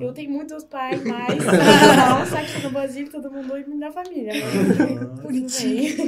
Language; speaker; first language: Portuguese; non-native, learner; French